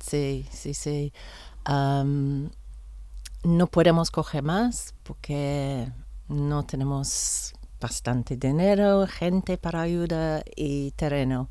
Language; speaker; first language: Spanish; non-native, learner; English